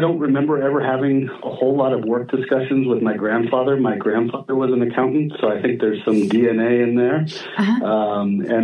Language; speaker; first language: English; native; English